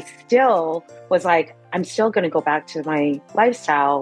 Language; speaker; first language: English; native; English